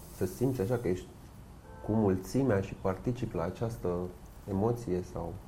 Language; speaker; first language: Romanian; native; Romanian